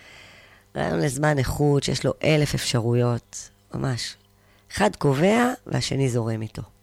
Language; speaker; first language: Hebrew; native; Hebrew